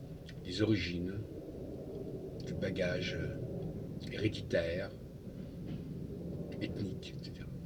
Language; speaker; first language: French; native; French